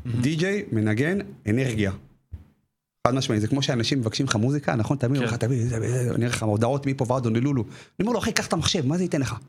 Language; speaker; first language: Hebrew; native; Hebrew